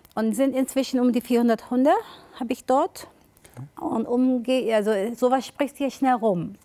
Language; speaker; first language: German; early bilingual, other home language; Turkish